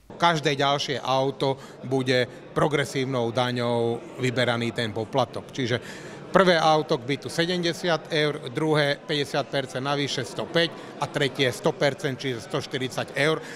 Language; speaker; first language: Slovak; native; Slovak